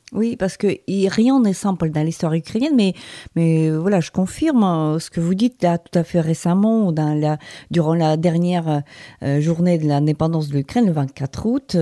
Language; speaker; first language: French; non-native, fluent; Ukrainian